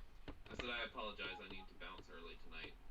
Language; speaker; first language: English; native; English